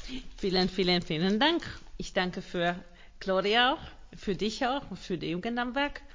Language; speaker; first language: German; non-native, learner; Hungarian